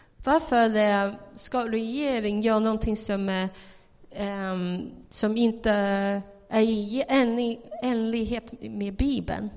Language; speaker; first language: Swedish; non-native, fluent; Chinese